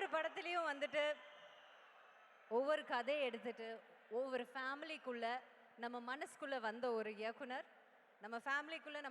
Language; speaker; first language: Tamil; native; Tamil